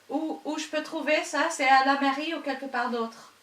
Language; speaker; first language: French; non-native, learner; English